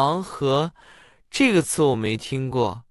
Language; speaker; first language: Chinese; non-native, fluent; English